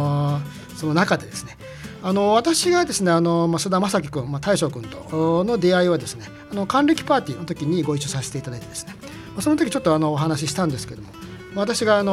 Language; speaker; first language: Japanese; native; Japanese